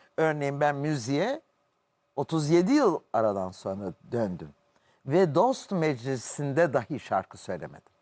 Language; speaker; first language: Turkish; native; Turkish